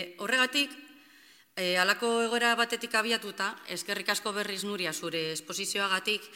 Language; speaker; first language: Basque; non-native, local second language; Spanish